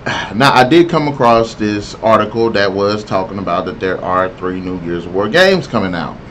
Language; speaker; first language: English; native; English